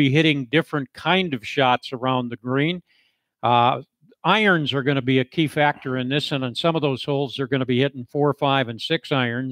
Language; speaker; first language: English; native; English